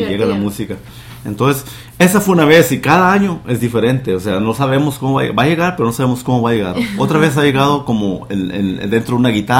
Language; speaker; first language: Spanish; native; Spanish